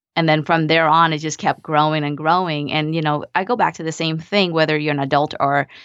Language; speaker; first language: English; early bilingual, other home language; Vietnamese